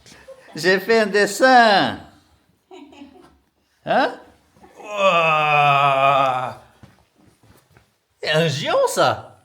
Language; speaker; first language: French; non-native, fluent; Portuguese